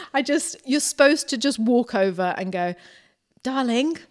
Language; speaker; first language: English; native; English